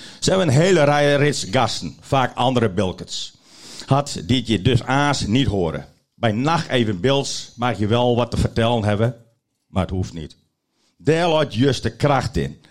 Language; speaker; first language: Dutch; non-native, local second language; Western Frisian